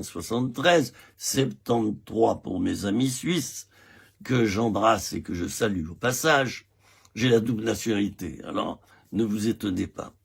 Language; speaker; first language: French; native; French